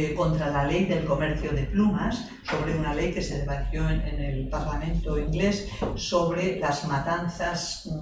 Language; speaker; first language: Spanish; native; Spanish